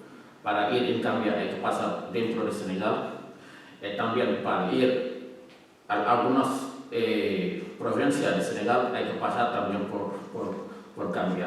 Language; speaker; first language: Spanish; non-native, learner; Wolof